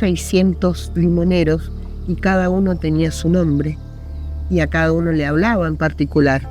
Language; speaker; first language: Spanish; native; Spanish